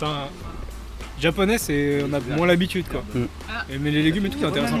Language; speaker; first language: French; native; French